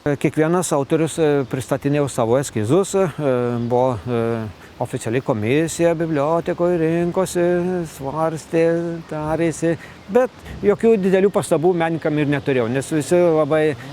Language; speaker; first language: Lithuanian; native; Lithuanian